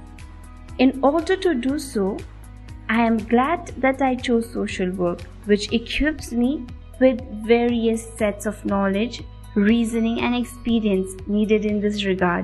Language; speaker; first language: English; non-native, local second language; Nepali